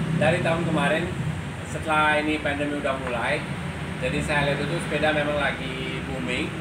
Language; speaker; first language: Indonesian; non-native, fluent; Urdu